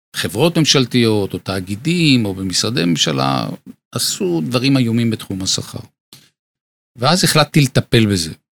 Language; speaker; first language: Hebrew; native; Hebrew